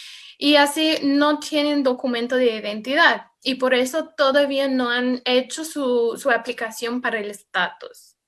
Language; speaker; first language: Spanish; non-native, fluent; English